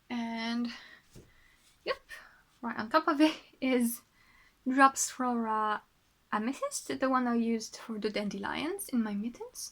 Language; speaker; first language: English; non-native, fluent; French